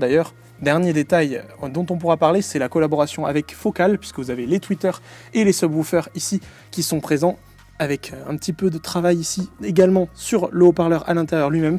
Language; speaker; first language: French; native; French